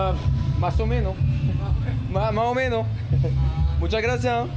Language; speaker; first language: Spanish; non-native, learner; French